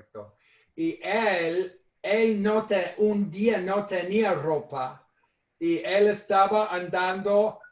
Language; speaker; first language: Spanish; non-native, fluent; English